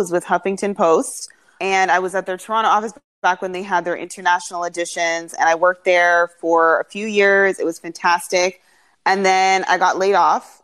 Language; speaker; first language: English; native; English